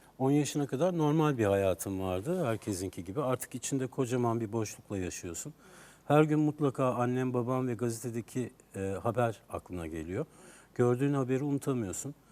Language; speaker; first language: Turkish; native; Turkish